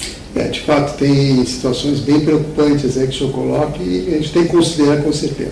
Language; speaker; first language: Portuguese; native; Portuguese